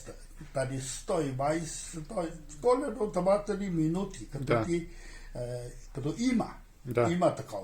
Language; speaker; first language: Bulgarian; non-native, learner; Chinese